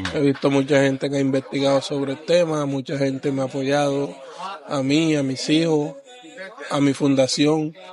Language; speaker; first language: Spanish; native; Spanish